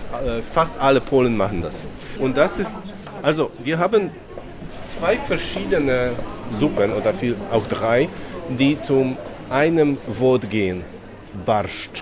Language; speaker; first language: German; non-native, fluent; Polish